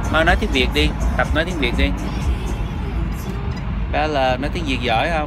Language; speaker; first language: Vietnamese; early bilingual, heritage; Vietnamese